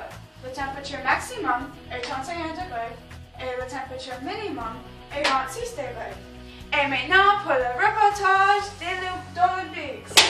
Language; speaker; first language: French; non-native, learner; English